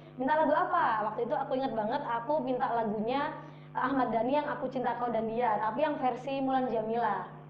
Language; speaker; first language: Indonesian; native; Indonesian